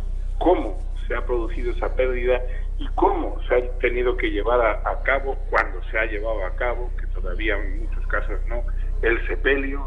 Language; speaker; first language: Spanish; native; Spanish